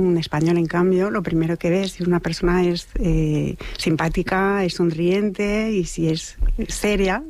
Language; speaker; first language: Spanish; non-native, fluent; French